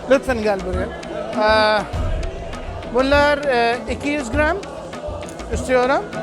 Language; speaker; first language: Turkish; non-native, learner; Urdu